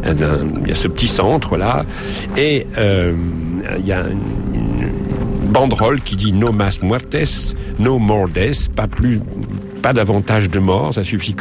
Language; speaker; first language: French; native; French